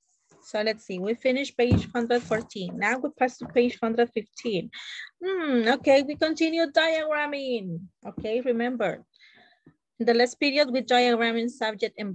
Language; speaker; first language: English; non-native, learner; Spanish